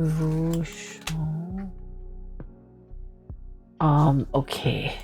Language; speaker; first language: French; non-native, learner; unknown